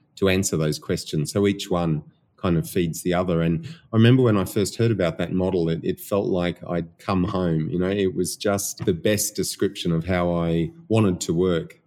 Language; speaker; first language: English; native; English